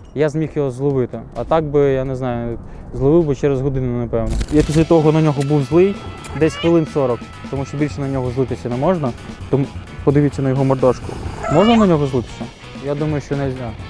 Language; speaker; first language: Ukrainian; native; Ukrainian